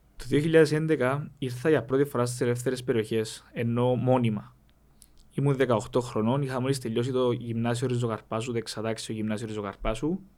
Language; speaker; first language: Greek; native; Greek